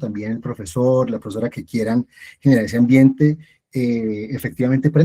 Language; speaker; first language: Spanish; native; Spanish